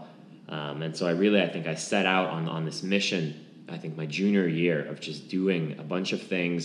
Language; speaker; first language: English; non-native, fluent; Lithuanian